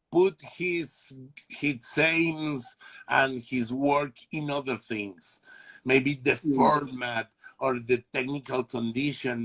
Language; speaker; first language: English; non-native, learner; Spanish